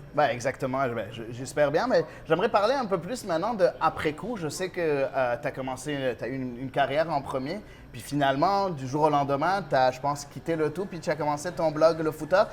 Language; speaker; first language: French; native; French